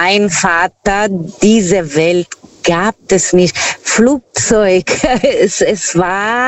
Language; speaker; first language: German; non-native, learner; Portuguese